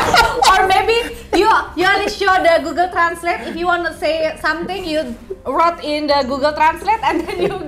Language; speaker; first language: English; non-native, learner; Indonesian